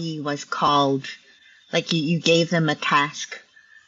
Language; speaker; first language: English; non-native, local second language; Min Nan Chinese